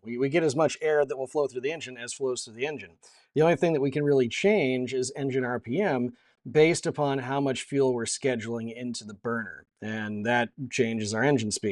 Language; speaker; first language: English; native; English